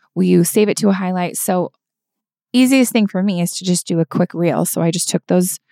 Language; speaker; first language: English; native; English